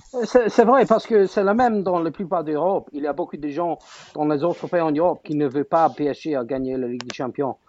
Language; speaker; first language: French; non-native, fluent; English